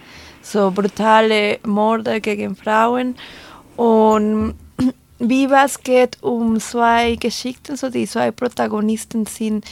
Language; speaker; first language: German; non-native, fluent; Spanish